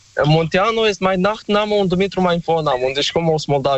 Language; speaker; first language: German; non-native, learner; Romanian